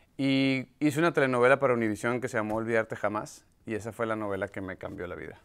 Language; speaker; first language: Spanish; native; Spanish